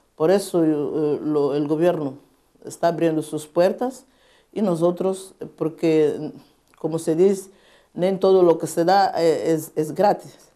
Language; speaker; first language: Spanish; non-native, fluent; Portuguese